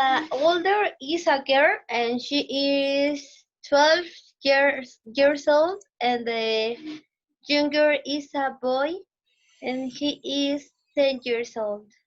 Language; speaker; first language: English; non-native, learner; Spanish